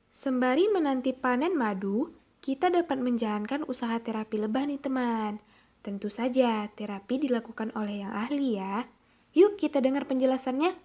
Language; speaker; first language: Indonesian; native; Indonesian